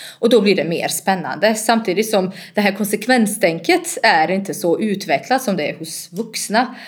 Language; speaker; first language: Swedish; non-native, fluent; Bosnian